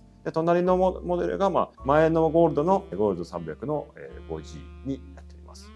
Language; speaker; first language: Japanese; native; Japanese